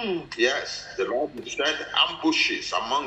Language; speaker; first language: English; non-native, local second language; Yoruba